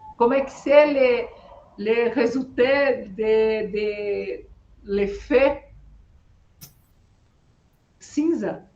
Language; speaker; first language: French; non-native, learner; Portuguese